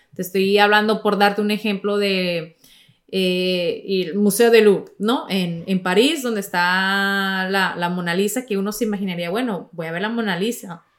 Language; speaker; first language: Spanish; native; Spanish